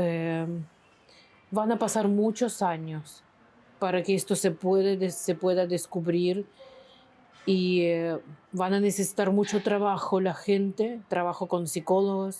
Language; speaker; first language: Spanish; non-native, fluent; Ukrainian